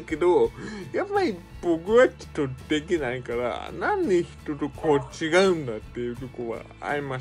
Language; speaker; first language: Japanese; native; Japanese